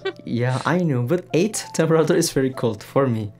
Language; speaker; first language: English; non-native, learner; Indonesian